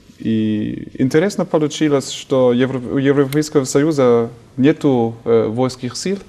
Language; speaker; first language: Russian; non-native, fluent; German